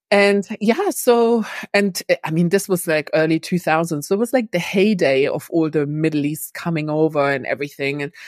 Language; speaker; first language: English; non-native, fluent; German